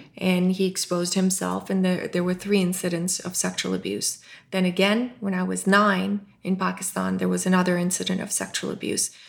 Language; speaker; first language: English; non-native, local second language; Urdu